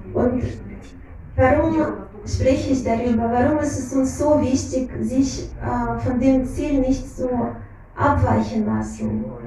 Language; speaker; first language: German; non-native, fluent; Russian